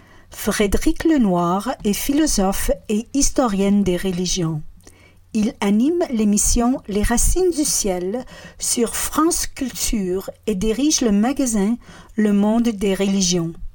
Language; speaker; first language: French; non-native, fluent; English